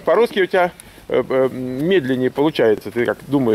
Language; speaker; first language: Russian; native; Russian